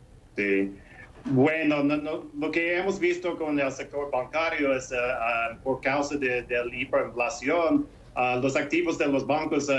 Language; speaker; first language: Spanish; non-native, fluent; English